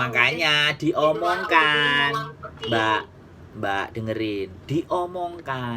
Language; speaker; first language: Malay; non-native, local second language; Javanese